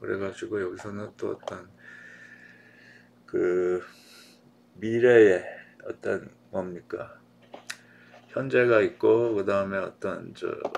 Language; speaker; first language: Korean; native; Korean